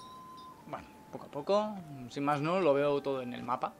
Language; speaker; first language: Spanish; native; Spanish